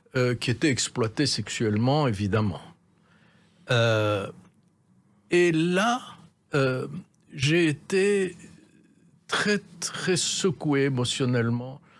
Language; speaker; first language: French; native; French